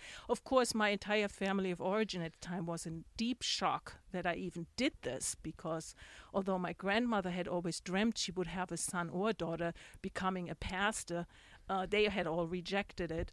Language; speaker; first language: English; non-native, fluent; German